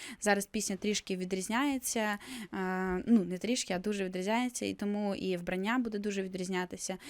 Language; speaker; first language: Ukrainian; native; Ukrainian